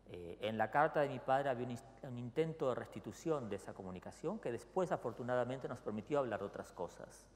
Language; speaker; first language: Spanish; native; Spanish